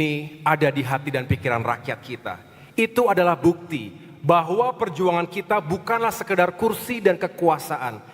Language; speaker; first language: Indonesian; native; Indonesian